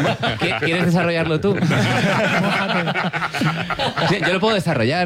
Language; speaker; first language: Spanish; native; Spanish